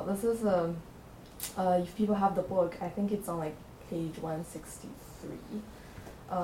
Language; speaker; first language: English; non-native, fluent; Chinese